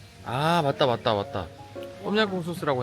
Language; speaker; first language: Korean; native; Korean